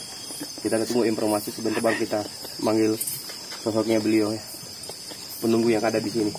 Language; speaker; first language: Indonesian; native; Indonesian